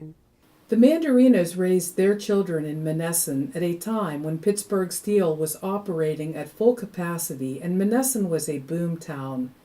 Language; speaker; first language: English; native; English